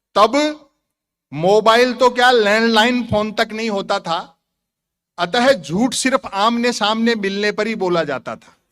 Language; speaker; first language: Hindi; native; Hindi